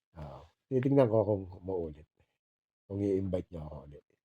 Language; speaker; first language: Filipino; native; Filipino